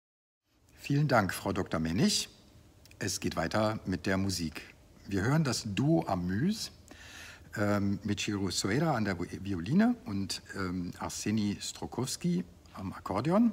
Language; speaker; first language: German; native; German